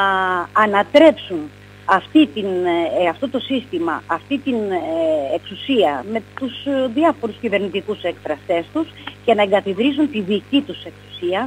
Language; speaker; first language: Greek; native; Greek